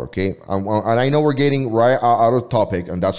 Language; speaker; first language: English; non-native, fluent; Spanish